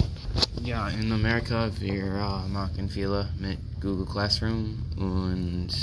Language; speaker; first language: German; non-native, learner; English